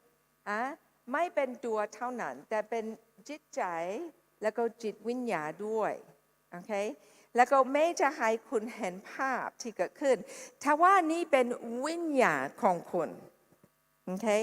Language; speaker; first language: Thai; non-native, fluent; English